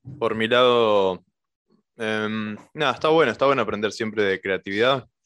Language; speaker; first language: Spanish; native; Spanish